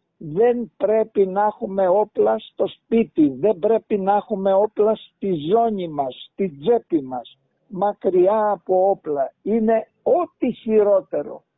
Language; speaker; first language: Greek; native; Greek